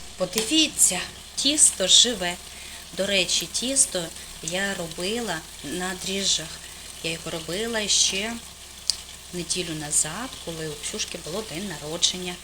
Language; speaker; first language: Ukrainian; non-native, local second language; Russian